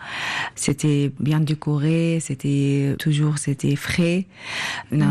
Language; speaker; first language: French; non-native, learner; Arabic